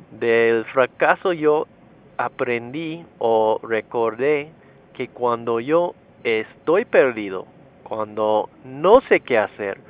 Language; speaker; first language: Spanish; non-native, fluent; English